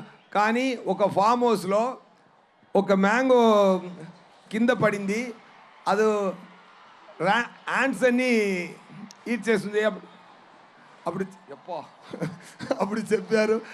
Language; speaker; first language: Telugu; non-native, local second language; Tamil